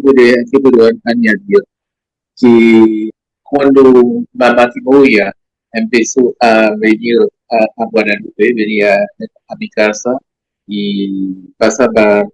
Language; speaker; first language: Spanish; non-native, learner; French